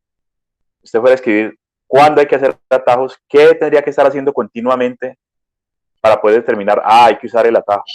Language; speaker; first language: Spanish; native; Spanish